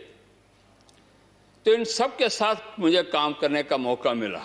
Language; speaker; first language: Hindi; non-native, local second language; Dogri